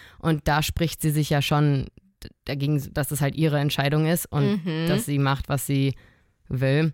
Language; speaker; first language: German; native; German